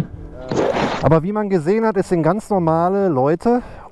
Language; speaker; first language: German; native; German